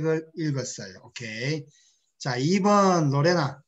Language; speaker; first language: Korean; native; Korean